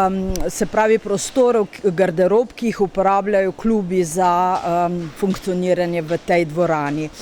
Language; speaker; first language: Slovenian; native; Slovenian